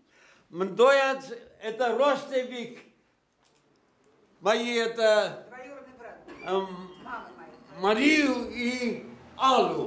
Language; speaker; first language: Russian; non-native, local second language; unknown